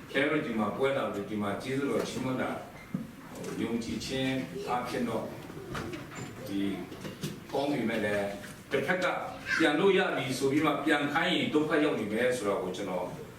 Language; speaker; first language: Burmese; non-native, local second language; Kachin